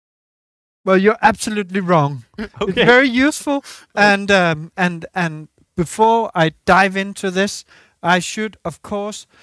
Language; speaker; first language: English; non-native, fluent; Danish